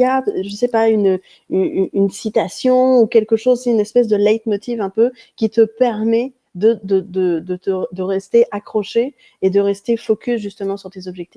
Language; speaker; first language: French; native; French